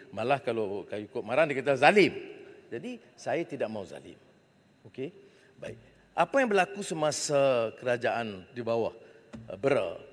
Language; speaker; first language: Malay; native; Malay